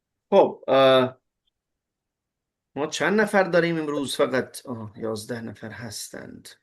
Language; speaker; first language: Persian; non-native, fluent; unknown